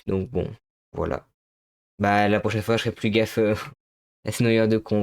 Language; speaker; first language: French; native; French